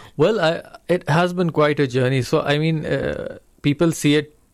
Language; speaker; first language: English; non-native, local second language; Urdu